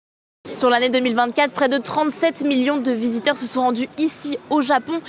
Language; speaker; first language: French; native; French